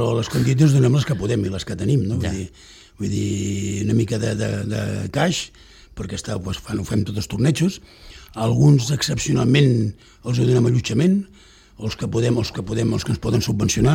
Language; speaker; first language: Catalan; native; Catalan